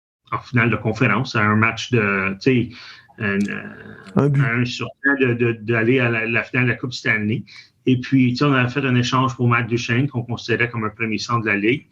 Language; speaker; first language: French; native; French